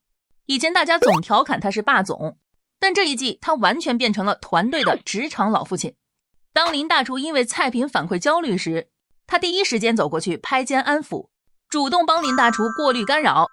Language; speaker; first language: Chinese; native; Chinese